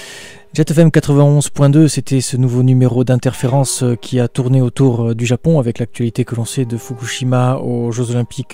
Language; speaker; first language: French; native; French